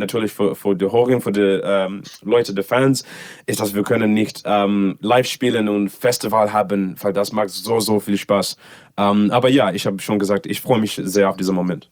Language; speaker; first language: German; non-native, learner; English